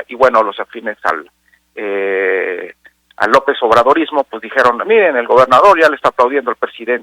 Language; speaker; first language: Spanish; native; Spanish